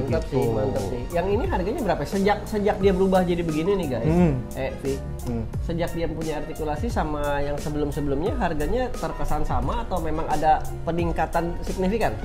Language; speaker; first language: Indonesian; native; Indonesian